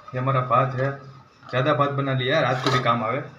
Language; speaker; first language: Hindi; non-native, local second language; Gujarati